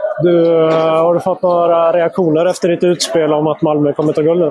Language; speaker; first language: Swedish; native; Swedish